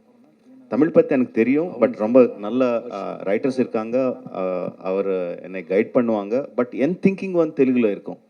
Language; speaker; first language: Tamil; non-native, local second language; Telugu